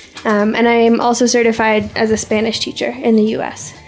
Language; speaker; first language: English; native; English